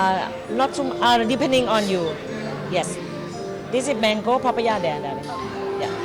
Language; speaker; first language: English; non-native, learner; Thai